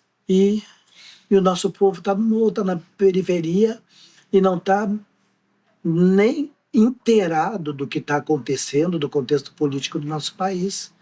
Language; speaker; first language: Portuguese; native; Portuguese